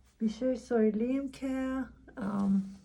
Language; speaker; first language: Turkish; non-native, learner; Persian